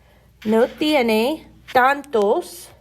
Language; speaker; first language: Spanish; non-native, fluent; English